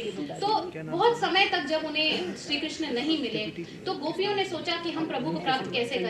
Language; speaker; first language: Hindi; native; Hindi